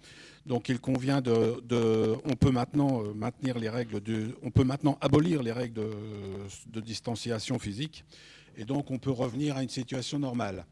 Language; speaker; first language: French; native; French